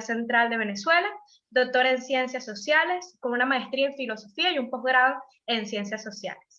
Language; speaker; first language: Spanish; native; Spanish